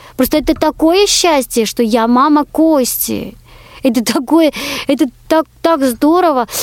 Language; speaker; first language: Russian; non-native, local second language; Georgian